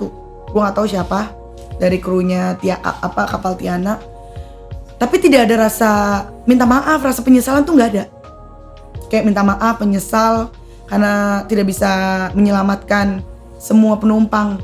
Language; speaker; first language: Indonesian; native; Indonesian